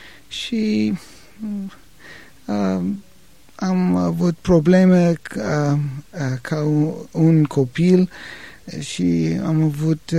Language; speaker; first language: Romanian; non-native, learner; English